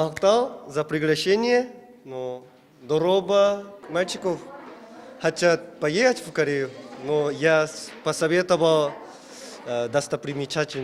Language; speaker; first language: Russian; non-native, learner; Korean